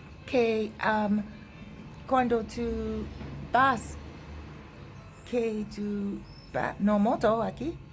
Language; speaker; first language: Spanish; non-native, learner; English